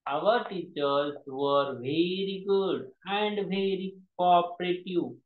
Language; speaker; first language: English; non-native, local second language; Marathi